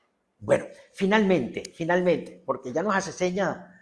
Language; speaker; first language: Spanish; native; Spanish